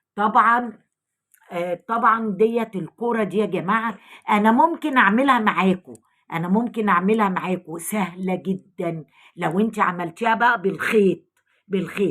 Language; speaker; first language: Arabic; native; Arabic